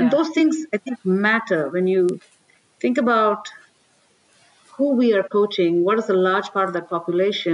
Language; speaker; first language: English; non-native, local second language; Tamil